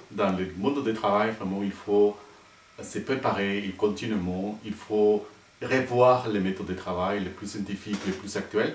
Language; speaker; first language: French; non-native, fluent; Spanish